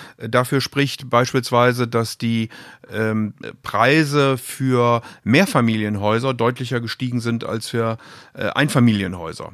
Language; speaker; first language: German; native; German